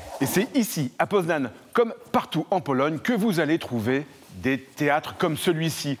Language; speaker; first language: French; native; French